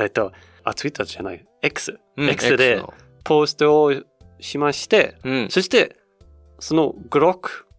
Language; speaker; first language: Japanese; non-native, learner; Danish